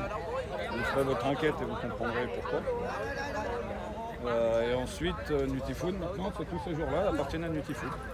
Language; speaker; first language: French; native; French